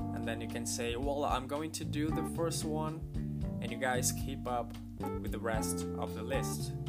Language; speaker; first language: English; non-native, fluent; Portuguese